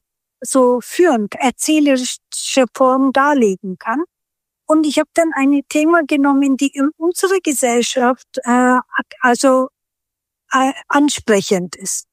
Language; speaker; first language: German; early bilingual, other home language; Turkish